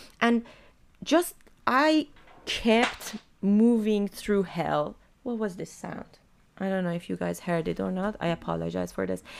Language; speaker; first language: English; non-native, fluent; Persian